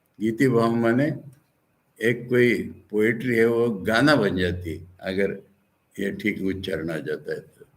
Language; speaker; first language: Hindi; non-native, local second language; Bangla